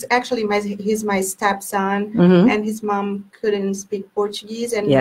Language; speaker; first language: English; non-native, learner; Portuguese